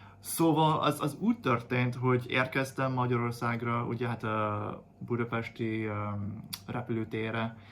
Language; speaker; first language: Hungarian; non-native, fluent; English